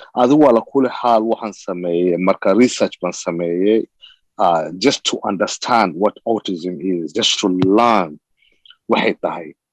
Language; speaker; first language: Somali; early bilingual, heritage; Somali